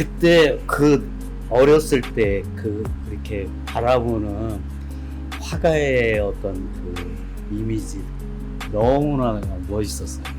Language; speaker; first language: Korean; native; Korean